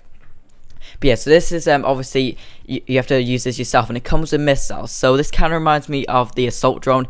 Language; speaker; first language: English; native; English